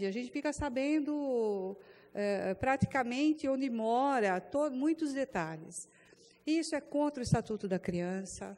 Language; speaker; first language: Portuguese; native; Portuguese